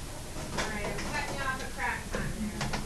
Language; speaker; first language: English; native; English